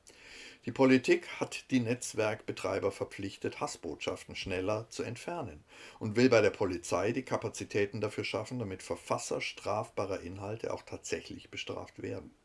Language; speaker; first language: German; native; German